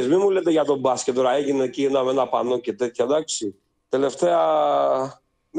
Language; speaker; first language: Greek; native; Greek